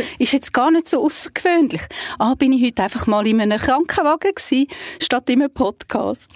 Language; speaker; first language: German; native; German